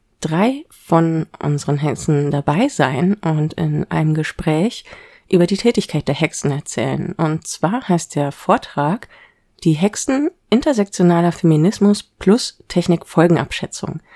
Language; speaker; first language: German; native; German